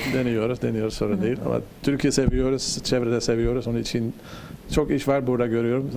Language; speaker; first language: Turkish; non-native, learner; Dutch